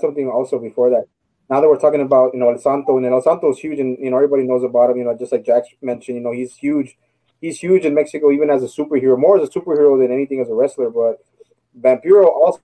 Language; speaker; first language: English; native; English